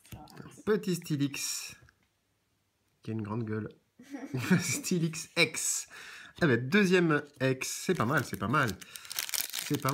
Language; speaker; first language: French; native; French